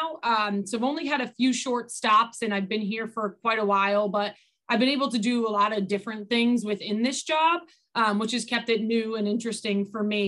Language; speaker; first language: English; native; English